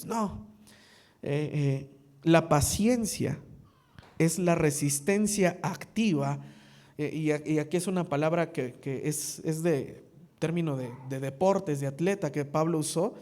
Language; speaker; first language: Spanish; native; Spanish